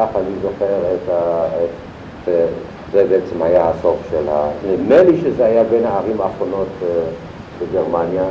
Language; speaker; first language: Hebrew; non-native, fluent; German